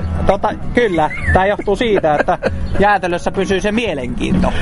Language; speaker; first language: Finnish; native; Finnish